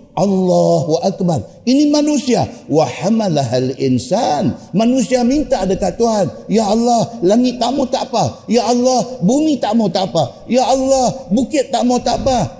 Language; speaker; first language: Malay; native; Malay